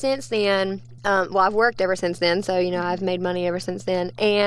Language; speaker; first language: English; native; English